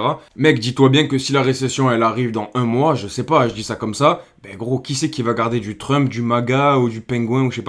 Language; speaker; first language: French; native; French